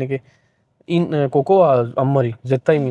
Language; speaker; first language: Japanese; non-native, fluent; Punjabi